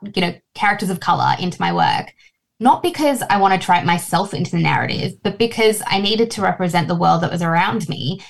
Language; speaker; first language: English; native; English